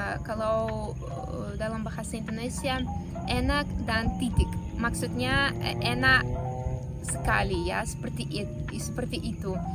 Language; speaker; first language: Indonesian; non-native, fluent; Russian